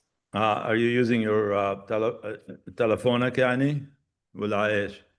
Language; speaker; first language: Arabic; native; Arabic